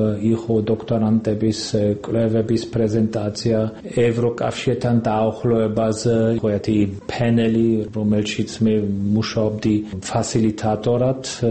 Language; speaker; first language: Georgian; non-native, fluent; German